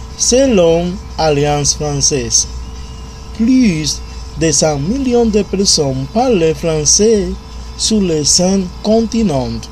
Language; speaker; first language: French; non-native, learner; Spanish